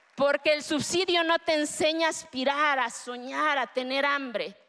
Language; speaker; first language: Spanish; early bilingual, other home language; Zapotec